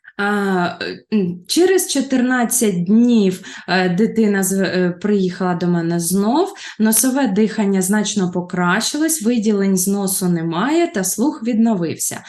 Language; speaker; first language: Ukrainian; native; Ukrainian